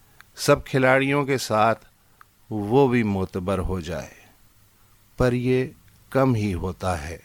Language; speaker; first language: Urdu; native; Urdu